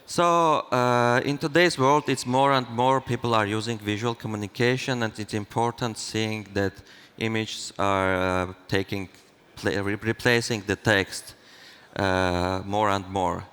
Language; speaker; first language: English; non-native, fluent; Armenian